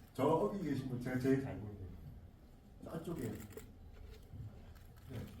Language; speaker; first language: Korean; native; Korean